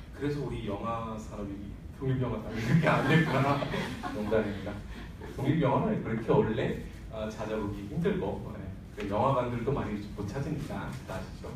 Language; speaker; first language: Korean; non-native, fluent; Bangla